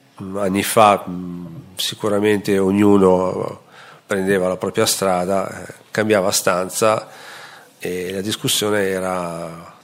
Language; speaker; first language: Italian; native; Italian